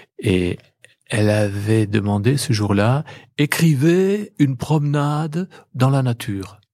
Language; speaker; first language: French; native; French